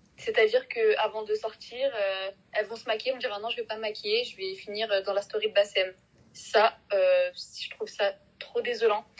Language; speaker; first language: French; native; French